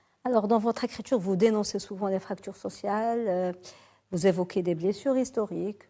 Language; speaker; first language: French; non-native, local second language; Arabic